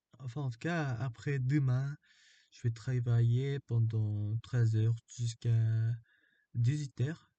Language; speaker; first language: French; non-native, learner; Korean